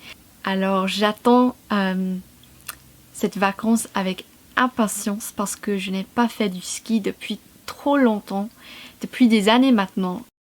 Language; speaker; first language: French; non-native, fluent; English